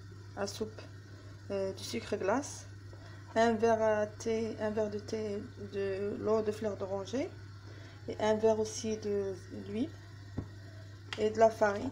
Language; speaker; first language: French; non-native, learner; Arabic